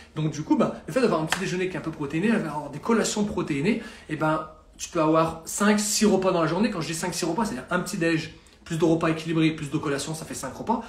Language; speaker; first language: French; native; French